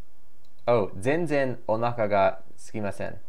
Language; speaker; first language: Japanese; non-native, learner; English